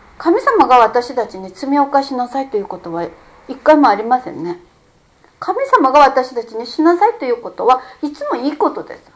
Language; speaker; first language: Japanese; non-native, fluent; Korean